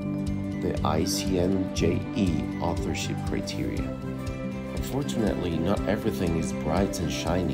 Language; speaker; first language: English; non-native, fluent; Spanish